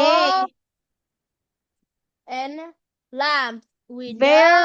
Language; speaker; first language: English; non-native, learner; Vietnamese